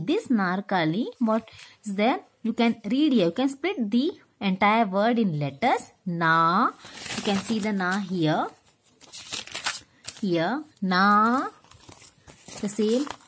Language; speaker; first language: English; non-native, local second language; Tamil